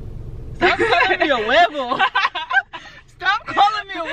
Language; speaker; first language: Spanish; non-native, learner; English